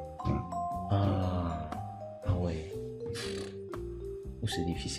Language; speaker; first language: French; non-native, learner; Indonesian